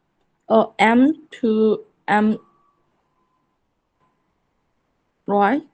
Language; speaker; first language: English; non-native, learner; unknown